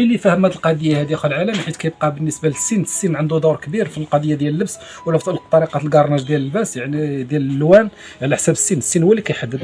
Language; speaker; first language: Arabic; native; Arabic